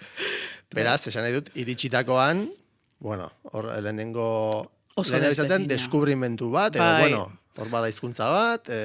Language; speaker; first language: Basque; native; Basque